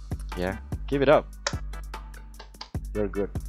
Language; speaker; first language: English; non-native, learner; Indonesian